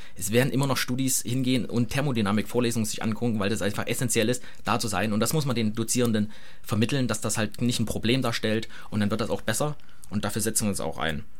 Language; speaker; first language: German; native; German